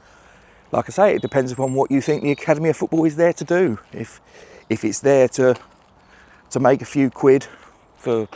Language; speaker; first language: English; native; English